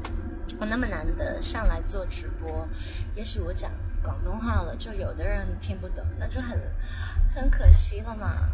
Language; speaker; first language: Chinese; non-native, local second language; Cantonese